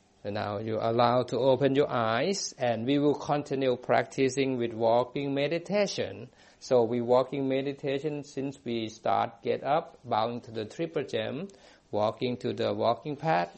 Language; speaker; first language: English; non-native, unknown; Thai